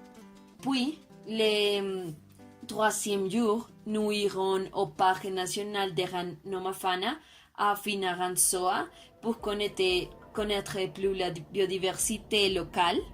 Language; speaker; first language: French; non-native, learner; Spanish